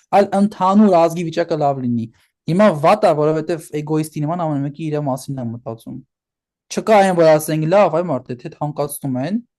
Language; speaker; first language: Armenian; early bilingual, heritage; Armenian